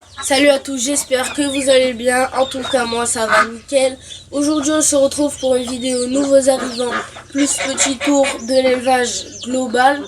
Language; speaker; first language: French; native; French